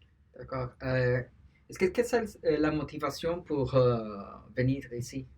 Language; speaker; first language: French; non-native, learner; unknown